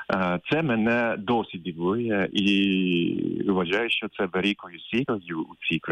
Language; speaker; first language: Ukrainian; non-native, fluent; Japanese